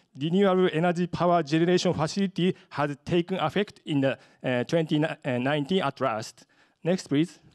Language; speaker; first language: English; non-native, fluent; Japanese